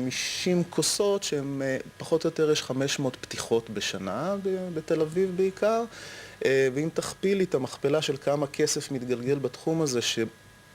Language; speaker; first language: Hebrew; native; Hebrew